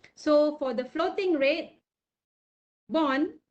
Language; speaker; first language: English; non-native, local second language; Malay